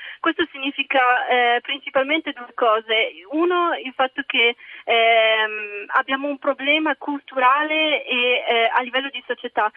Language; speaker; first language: Italian; early bilingual, other home language; Arabic